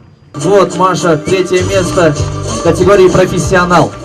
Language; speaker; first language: Russian; native; Russian